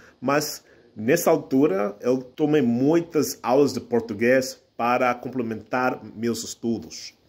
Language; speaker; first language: Portuguese; non-native, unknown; English